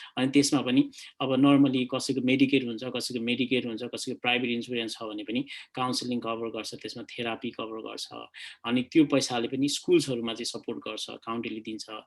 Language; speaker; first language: Nepali; native; Nepali